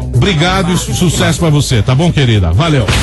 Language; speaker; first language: Portuguese; native; Portuguese